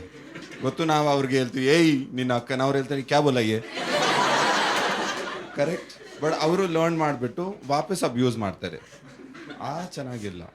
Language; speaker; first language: Kannada; non-native, learner; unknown